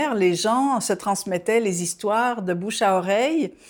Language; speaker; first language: French; non-native, fluent; Dutch